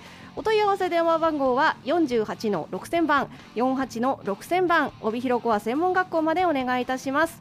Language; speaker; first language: Japanese; native; Japanese